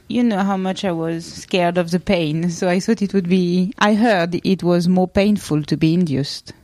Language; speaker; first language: English; non-native, fluent; French